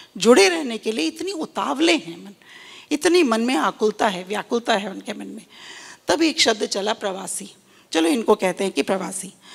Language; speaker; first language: Hindi; native; Hindi